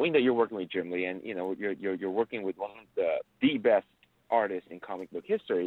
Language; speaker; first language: English; non-native, local second language; Filipino